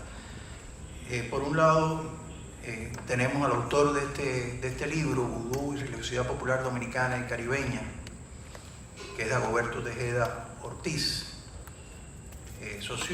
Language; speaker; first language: Spanish; native; Spanish